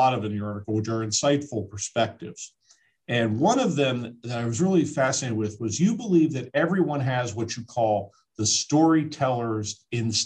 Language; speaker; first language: English; native; English